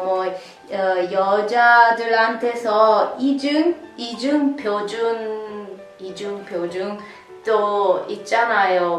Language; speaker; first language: Korean; non-native, learner; Italian